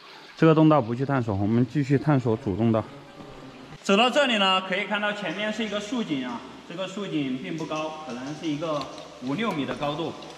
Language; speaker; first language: Chinese; native; Chinese